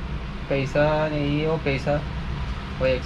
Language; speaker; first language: Hindi; non-native, local second language; Malayalam